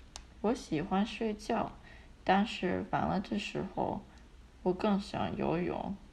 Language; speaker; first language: Chinese; early bilingual, heritage; English